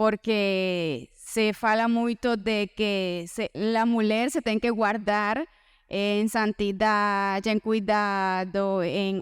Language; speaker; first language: Portuguese; non-native, learner; Spanish